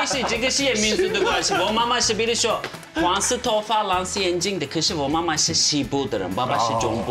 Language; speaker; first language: Chinese; non-native, fluent; Turkish